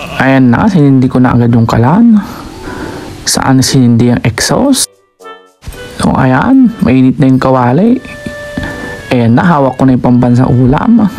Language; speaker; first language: Filipino; native; Filipino